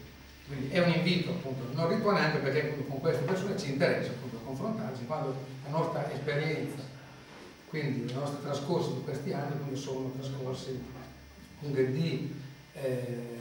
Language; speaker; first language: Italian; native; Italian